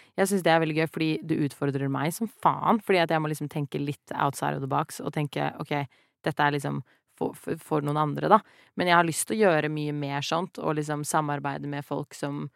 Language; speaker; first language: Norwegian; native; Norwegian